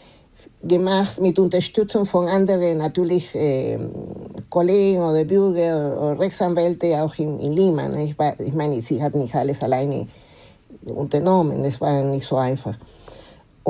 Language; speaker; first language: German; non-native, fluent; Spanish